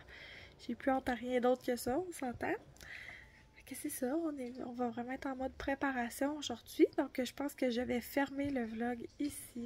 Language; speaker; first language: French; native; French